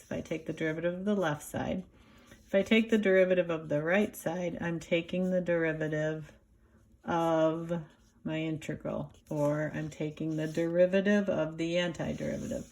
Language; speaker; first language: English; native; English